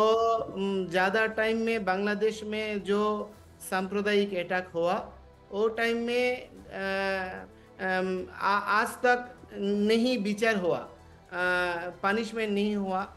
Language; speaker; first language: Hindi; non-native, learner; Bangla